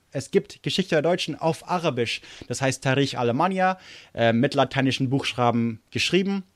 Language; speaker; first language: German; non-native, fluent; English